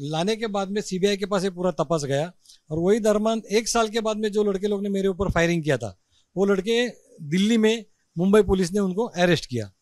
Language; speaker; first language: Hindi; non-native, local second language; Marathi